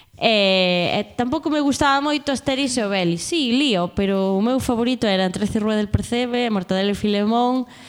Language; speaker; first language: Galician; native; Galician